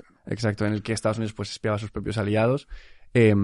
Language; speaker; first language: Spanish; native; Spanish